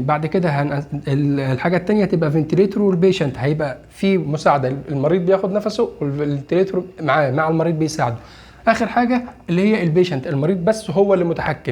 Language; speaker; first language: Arabic; native; Arabic